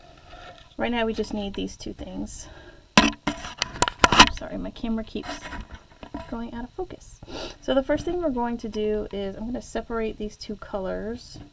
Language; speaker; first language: English; native; English